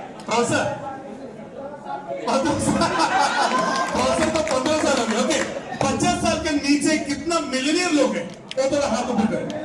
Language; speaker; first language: Hindi; non-native, fluent; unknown